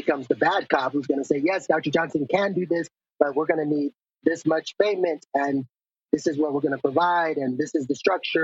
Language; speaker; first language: English; native; English